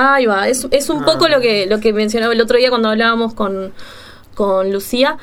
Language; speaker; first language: Spanish; native; Spanish